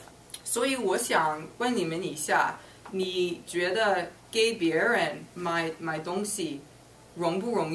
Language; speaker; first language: Chinese; non-native, fluent; English